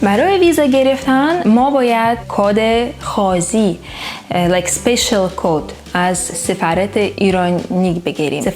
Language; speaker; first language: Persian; non-native, learner; Russian